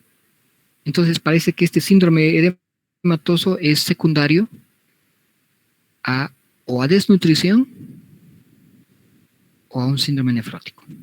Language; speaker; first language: Spanish; native; Spanish